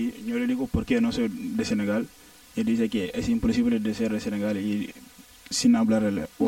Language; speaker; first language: Spanish; non-native, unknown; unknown